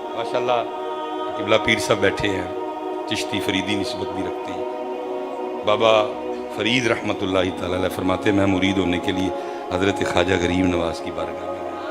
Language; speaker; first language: Urdu; non-native, local second language; Punjabi